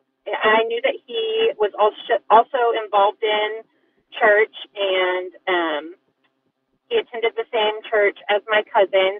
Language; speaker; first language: English; native; English